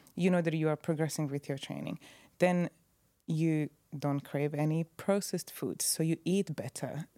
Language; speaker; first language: English; non-native, fluent; Croatian